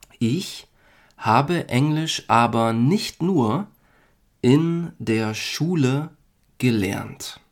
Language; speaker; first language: German; native; German